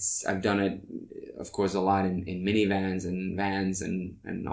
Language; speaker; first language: English; non-native, fluent; Norwegian